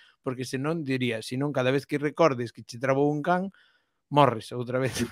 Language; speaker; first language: Galician; native; Galician